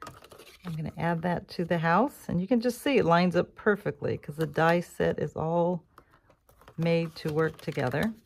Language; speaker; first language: English; native; English